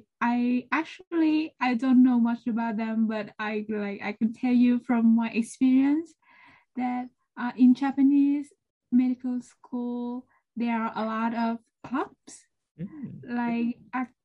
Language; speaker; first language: English; non-native, learner; Vietnamese